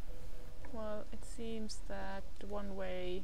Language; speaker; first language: English; non-native, fluent; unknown